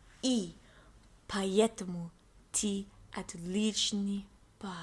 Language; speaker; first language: Russian; non-native, learner; English